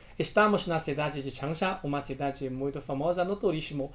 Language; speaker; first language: Portuguese; non-native, fluent; Chinese